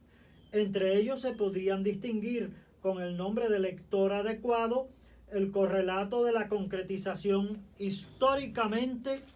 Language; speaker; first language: Spanish; native; Spanish